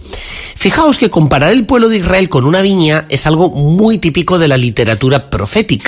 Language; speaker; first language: Spanish; native; Spanish